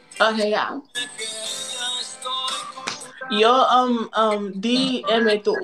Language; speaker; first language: Spanish; non-native, learner; English